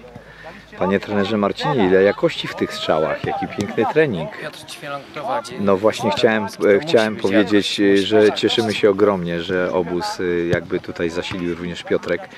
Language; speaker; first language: Polish; native; Polish